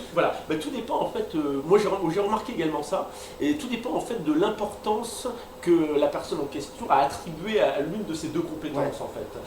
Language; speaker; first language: French; native; French